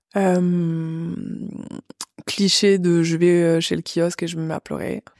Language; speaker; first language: French; native; French